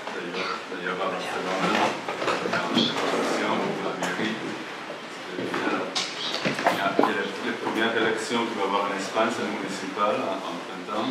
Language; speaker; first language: French; non-native, fluent; Spanish